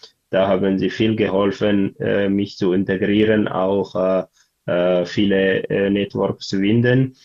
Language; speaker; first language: German; non-native, learner; Tigrinya